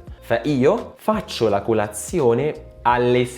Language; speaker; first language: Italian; non-native, fluent; Arabic